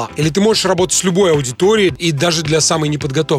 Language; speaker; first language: Russian; native; Russian